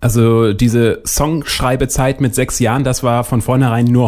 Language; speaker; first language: German; native; German